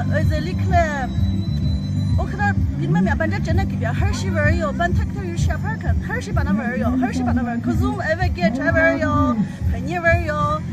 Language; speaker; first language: Turkish; non-native, learner; Chinese